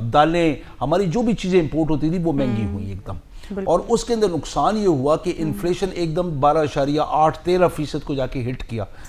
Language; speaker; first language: Urdu; non-native, local second language; Punjabi